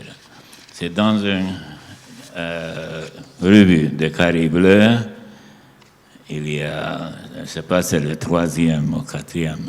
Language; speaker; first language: French; non-native, learner; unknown